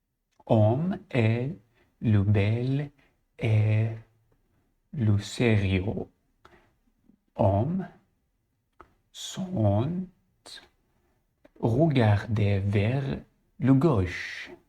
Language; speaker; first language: French; non-native, learner; Arabic